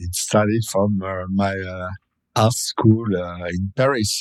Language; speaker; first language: English; non-native, fluent; French